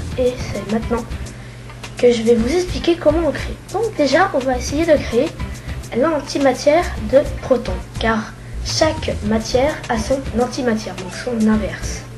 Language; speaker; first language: French; native; French